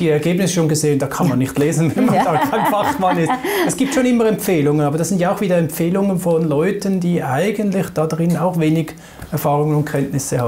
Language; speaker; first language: German; native; German